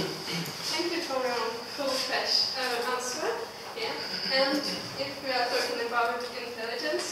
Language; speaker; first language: English; non-native, learner; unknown